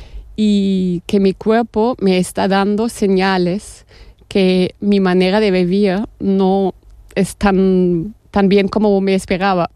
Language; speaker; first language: Spanish; non-native, fluent; German